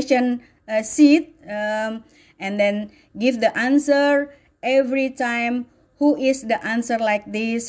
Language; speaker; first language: English; non-native, learner; Indonesian